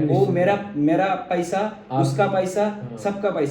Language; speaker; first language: Hindi; non-native, fluent; Bangla